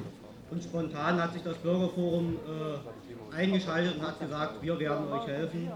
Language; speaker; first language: German; native; German